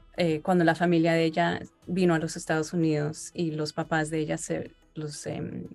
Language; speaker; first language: Spanish; early bilingual, heritage; Spanish